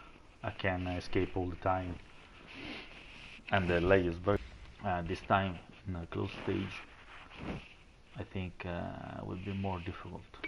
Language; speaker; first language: English; non-native, learner; Italian